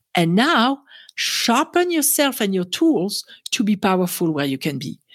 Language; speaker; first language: English; non-native, fluent; French